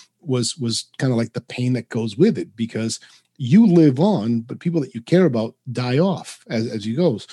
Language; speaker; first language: English; early bilingual, other home language; Spanish